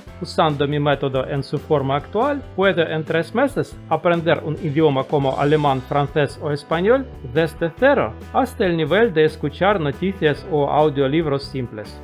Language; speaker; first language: Spanish; non-native, fluent; Russian